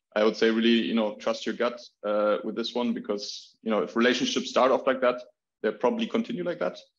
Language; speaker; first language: English; non-native, fluent; German